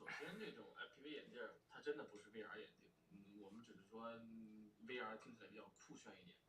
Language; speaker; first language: Chinese; native; Chinese